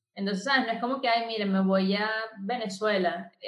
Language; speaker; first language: Spanish; native; Spanish